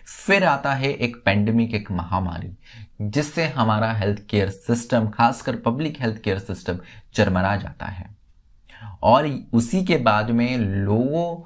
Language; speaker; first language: Hindi; native; Hindi